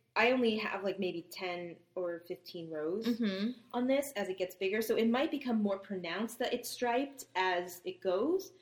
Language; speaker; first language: English; native; English